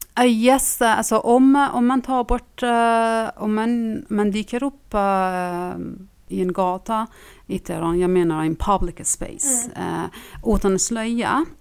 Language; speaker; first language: Swedish; non-native, fluent; Persian